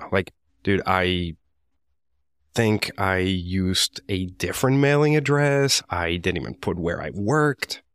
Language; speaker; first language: English; non-native, fluent; Spanish